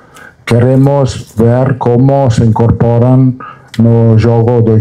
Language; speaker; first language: Portuguese; non-native, learner; Italian